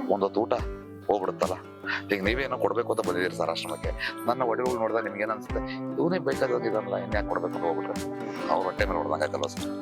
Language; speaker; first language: Kannada; non-native, local second language; Telugu